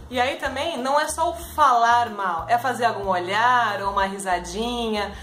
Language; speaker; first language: Portuguese; native; Portuguese